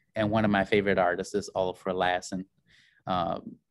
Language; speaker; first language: English; native; English